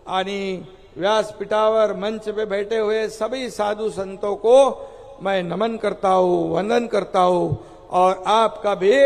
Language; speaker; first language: Hindi; non-native, local second language; Marathi